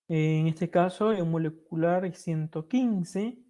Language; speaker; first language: Spanish; native; Spanish